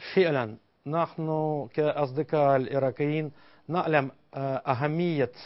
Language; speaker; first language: Arabic; non-native, fluent; Russian